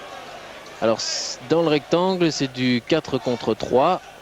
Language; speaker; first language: French; native; French